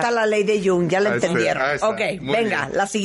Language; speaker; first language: Spanish; native; Spanish